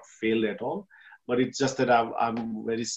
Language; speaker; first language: English; non-native, local second language; Gujarati